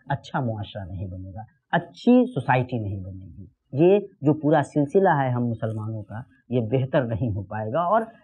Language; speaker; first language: Urdu; native; Urdu